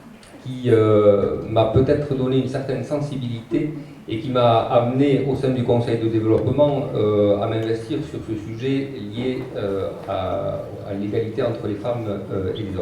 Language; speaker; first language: French; native; French